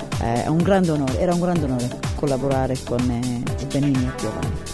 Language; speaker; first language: Italian; non-native, learner; Hebrew